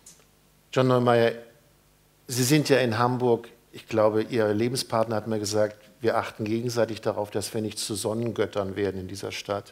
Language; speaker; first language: German; native; German